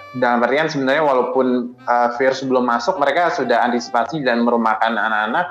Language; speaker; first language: Indonesian; native; Indonesian